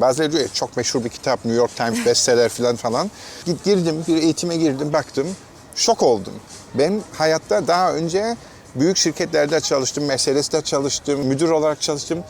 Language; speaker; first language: Turkish; non-native, fluent; German